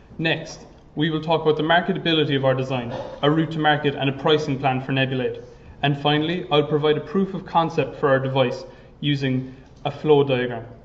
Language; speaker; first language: English; native; English